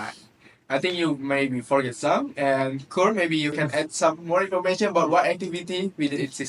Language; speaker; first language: English; non-native, fluent; Indonesian